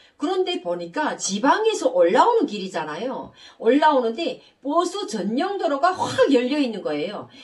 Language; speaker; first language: Korean; native; Korean